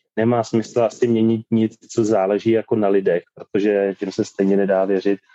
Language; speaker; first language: Czech; native; Czech